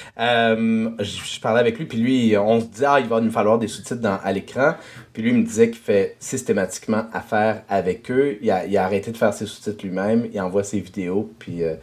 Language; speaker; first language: French; native; French